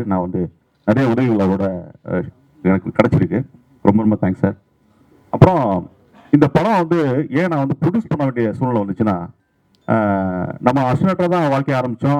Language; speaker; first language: Tamil; native; Tamil